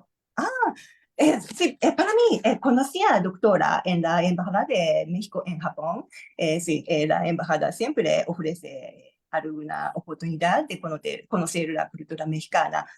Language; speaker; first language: Spanish; non-native, learner; Japanese